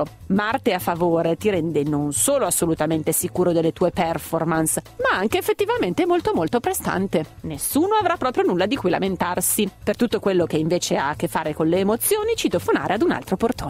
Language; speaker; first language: Italian; native; Italian